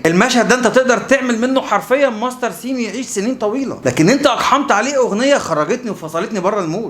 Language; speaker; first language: Arabic; native; Arabic